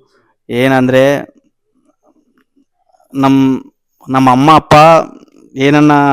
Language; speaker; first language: Kannada; non-native, local second language; Telugu